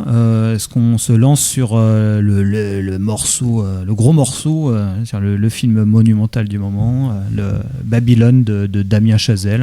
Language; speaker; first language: French; native; French